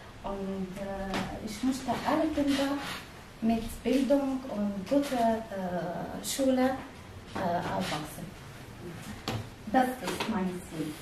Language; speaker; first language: German; non-native, learner; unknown